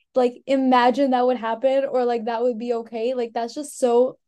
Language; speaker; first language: English; native; English